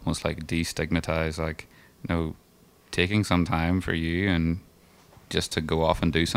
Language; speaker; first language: English; native; English